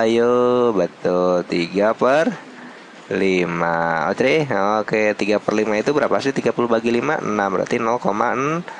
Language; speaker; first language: Indonesian; native; Indonesian